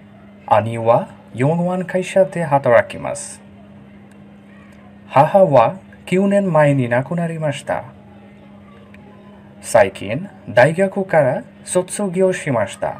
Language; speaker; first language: Japanese; non-native, learner; Bangla